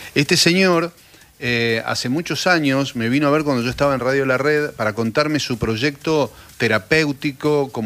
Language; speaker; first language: Spanish; native; Spanish